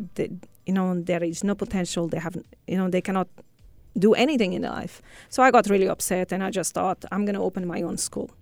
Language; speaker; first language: English; non-native, fluent; Portuguese